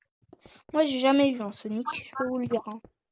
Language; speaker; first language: French; native; French